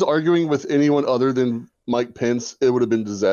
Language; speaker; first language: English; native; English